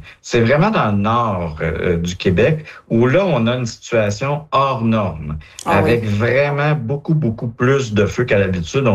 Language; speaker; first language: French; native; French